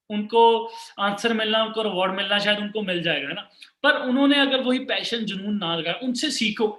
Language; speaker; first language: Hindi; non-native, local second language; Punjabi